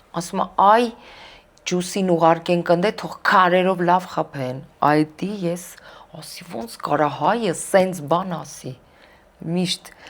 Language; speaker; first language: Armenian; early bilingual, heritage; Armenian